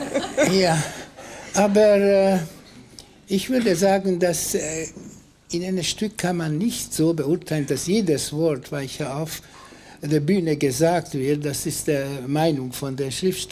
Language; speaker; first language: German; non-native, fluent; Hungarian